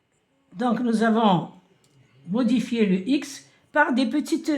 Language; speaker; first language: French; non-native, local second language; Arabic